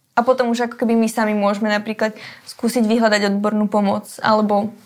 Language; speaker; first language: Slovak; native; Slovak